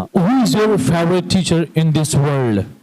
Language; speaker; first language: English; non-native, fluent; Hindi